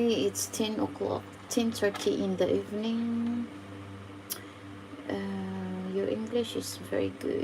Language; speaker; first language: English; non-native, fluent; Filipino